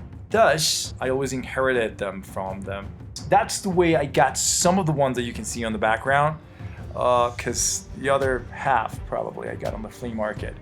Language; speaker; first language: English; non-native, fluent; Spanish